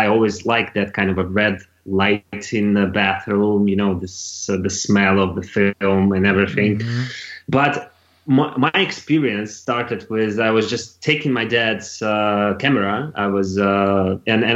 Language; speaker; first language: English; non-native, fluent; Russian